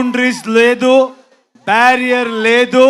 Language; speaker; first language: Telugu; non-native, learner; Kannada